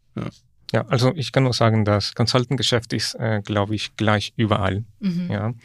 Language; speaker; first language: German; non-native, fluent; Spanish